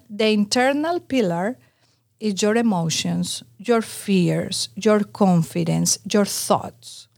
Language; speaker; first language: English; non-native, fluent; Spanish